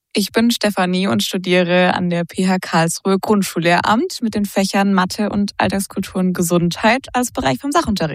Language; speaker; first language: German; native; German